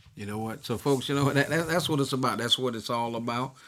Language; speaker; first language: English; native; English